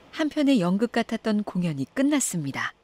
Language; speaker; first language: Korean; native; Korean